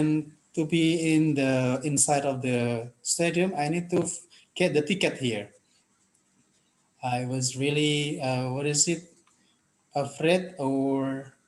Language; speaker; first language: English; non-native, fluent; Indonesian